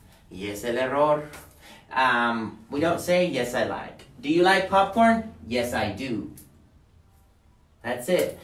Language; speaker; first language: English; non-native, fluent; Spanish